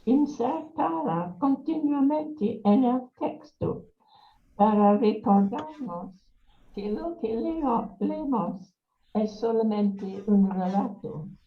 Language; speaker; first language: Spanish; non-native, learner; English